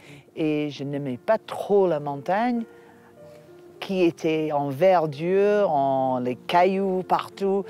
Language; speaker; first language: French; non-native, fluent; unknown